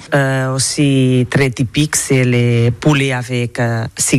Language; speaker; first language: French; non-native, learner; Catalan